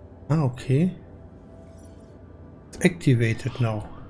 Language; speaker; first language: English; non-native, learner; German